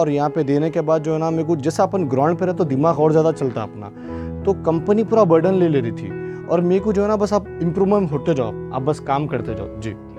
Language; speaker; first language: Hindi; non-native, local second language; Urdu